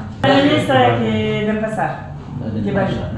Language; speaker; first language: Indonesian; non-native, learner; French